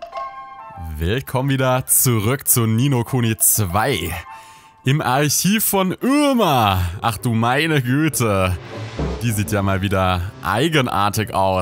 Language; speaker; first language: German; native; German